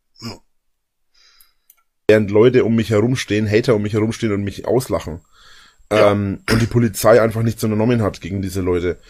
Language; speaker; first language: German; native; German